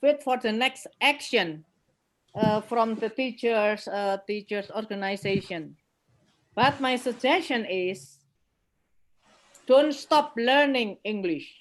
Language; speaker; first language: English; non-native, fluent; Indonesian